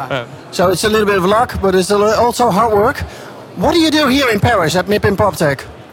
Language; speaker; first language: English; non-native, fluent; Dutch